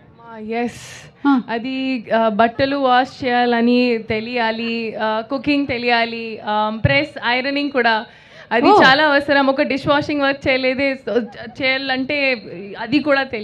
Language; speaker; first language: Telugu; non-native, learner; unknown